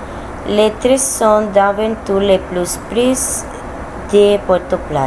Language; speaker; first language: French; non-native, learner; Spanish